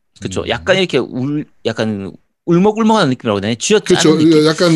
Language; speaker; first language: Korean; native; Korean